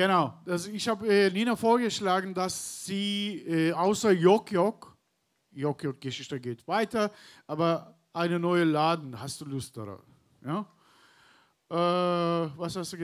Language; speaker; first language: German; non-native, learner; Turkish